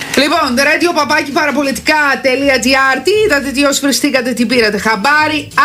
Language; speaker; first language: Greek; native; Greek